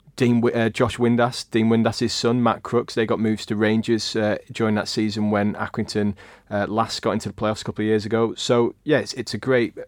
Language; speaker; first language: English; native; English